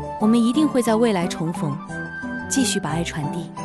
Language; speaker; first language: Chinese; native; Chinese